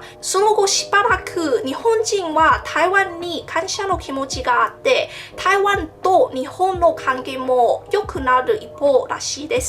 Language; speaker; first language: Japanese; non-native, learner; Min Nan Chinese